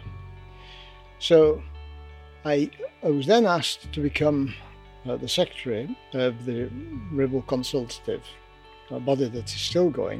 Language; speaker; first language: English; native; English